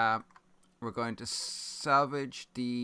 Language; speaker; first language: English; native; English